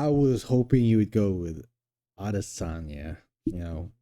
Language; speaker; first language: English; native; English